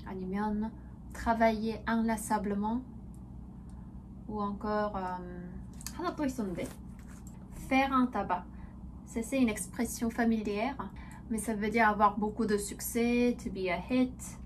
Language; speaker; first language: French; non-native, fluent; Korean